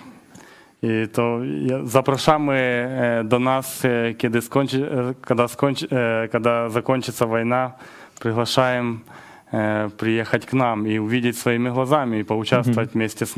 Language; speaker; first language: Polish; non-native, learner; Russian